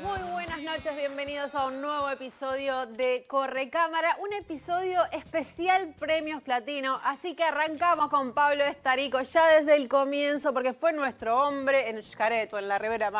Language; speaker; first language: Spanish; native; Spanish